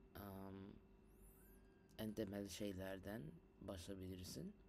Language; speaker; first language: Turkish; non-native, learner; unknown